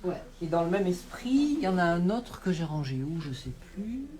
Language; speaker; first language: French; native; French